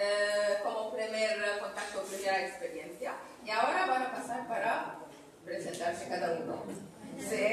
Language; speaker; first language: Spanish; non-native, fluent; Arabic